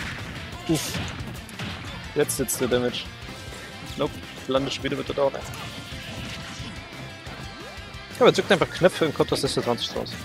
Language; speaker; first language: German; native; German